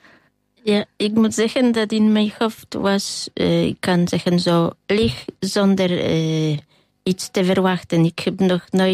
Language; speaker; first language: Dutch; non-native, learner; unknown